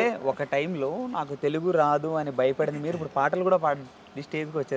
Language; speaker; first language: Telugu; native; Telugu